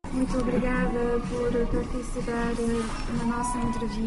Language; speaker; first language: Portuguese; non-native, fluent; Chinese